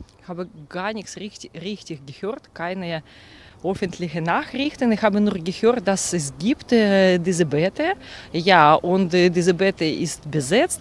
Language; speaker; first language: German; non-native, learner; Russian